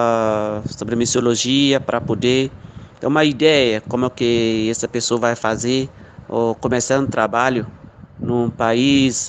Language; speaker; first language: Portuguese; non-native, local second language; Fula